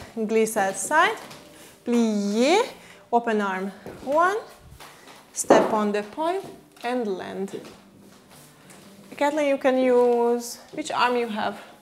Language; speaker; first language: English; non-native, fluent; Hungarian